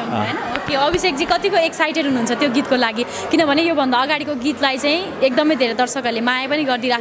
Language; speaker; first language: Nepali; native; Nepali